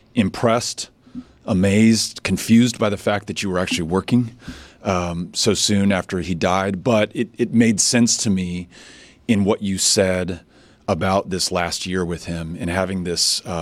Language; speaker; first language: English; native; English